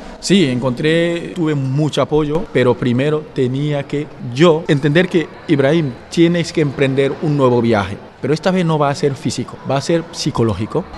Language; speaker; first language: Spanish; non-native, fluent; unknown